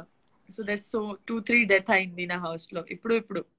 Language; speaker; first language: Telugu; non-native, learner; Gujarati